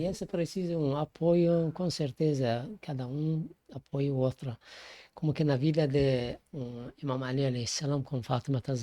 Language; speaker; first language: Portuguese; non-native, fluent; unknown